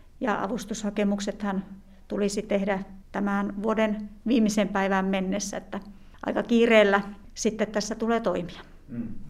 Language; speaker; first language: Finnish; native; Finnish